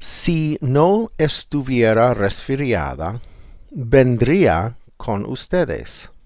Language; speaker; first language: Spanish; non-native, fluent; English